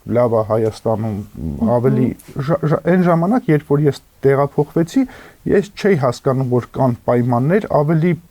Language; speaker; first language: Armenian; native; Armenian